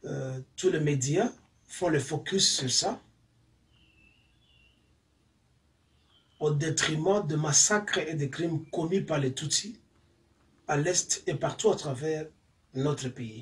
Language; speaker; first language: French; non-native, local second language; Swahili